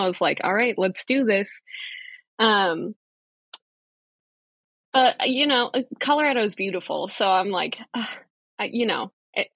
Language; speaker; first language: English; native; English